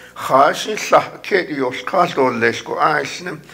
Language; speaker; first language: English; non-native, local second language; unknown